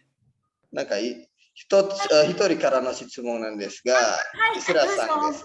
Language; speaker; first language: Japanese; non-native, fluent; Indonesian